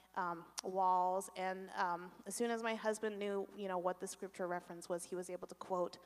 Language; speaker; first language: English; native; English